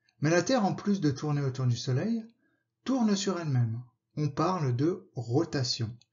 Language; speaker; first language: French; native; French